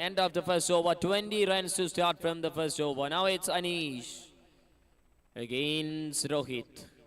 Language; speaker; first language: English; non-native, local second language; Malayalam